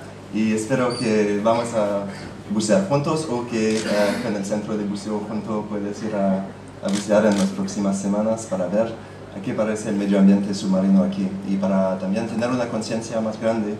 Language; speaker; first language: Spanish; non-native, fluent; French